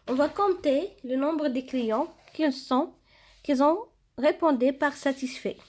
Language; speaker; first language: French; non-native, local second language; Arabic